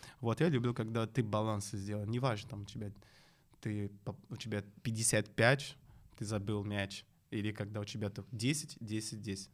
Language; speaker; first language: Russian; non-native, fluent; Portuguese